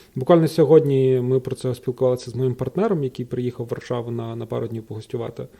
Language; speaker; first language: Ukrainian; native; Ukrainian